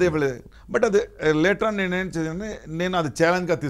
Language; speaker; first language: Telugu; non-native, learner; Tamil